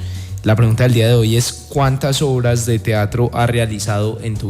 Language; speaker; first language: Spanish; native; Spanish